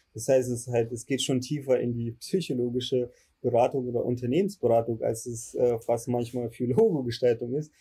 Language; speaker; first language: German; early bilingual, other home language; Russian